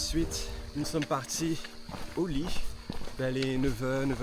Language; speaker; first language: French; non-native, fluent; English